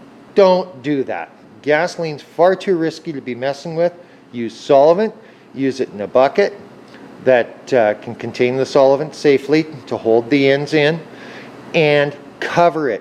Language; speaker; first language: English; native; English